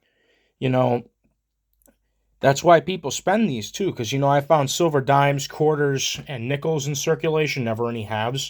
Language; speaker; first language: English; native; English